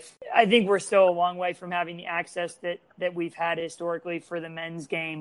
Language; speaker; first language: English; native; English